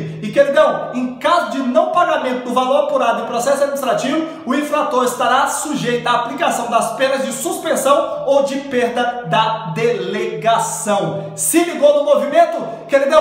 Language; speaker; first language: Portuguese; native; Portuguese